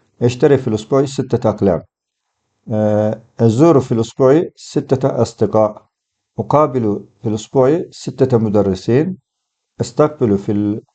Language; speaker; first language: Arabic; non-native, fluent; Turkish